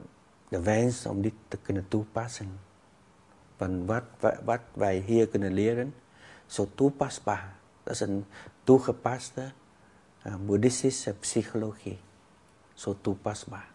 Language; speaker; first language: Dutch; non-native, fluent; Vietnamese